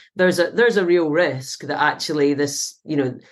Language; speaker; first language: English; native; English